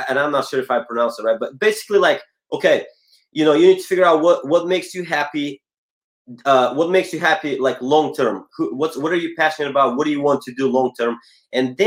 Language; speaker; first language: English; non-native, fluent; Bulgarian